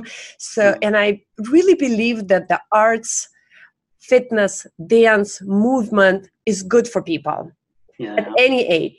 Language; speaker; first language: English; non-native, fluent; Russian